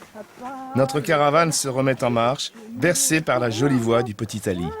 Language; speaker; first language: French; native; French